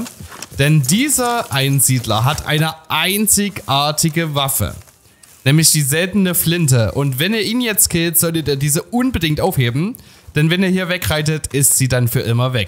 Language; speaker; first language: German; native; German